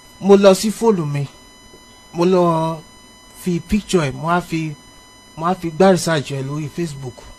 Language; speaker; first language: Yoruba; early bilingual, heritage; Yoruba